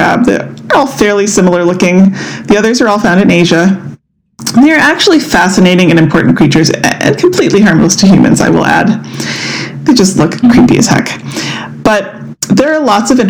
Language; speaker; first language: English; native; English